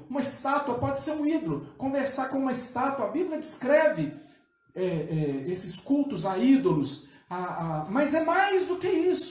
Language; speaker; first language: Portuguese; native; Portuguese